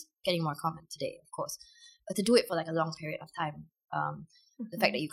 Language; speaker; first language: English; native; English